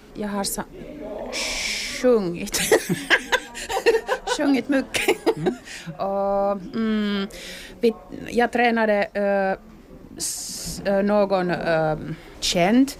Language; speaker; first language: Swedish; non-native, learner; Finnish